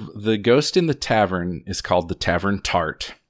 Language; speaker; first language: English; native; English